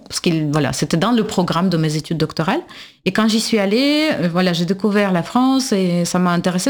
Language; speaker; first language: French; non-native, fluent; Russian